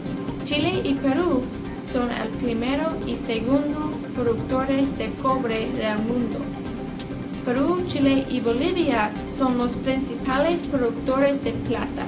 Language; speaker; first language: Spanish; non-native, learner; English